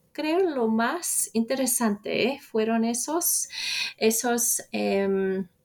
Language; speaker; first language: Spanish; non-native, fluent; English